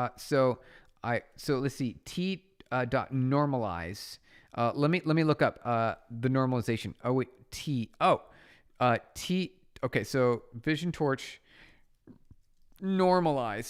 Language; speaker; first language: English; native; English